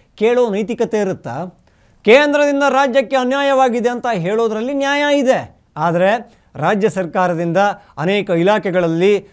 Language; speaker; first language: Kannada; native; Kannada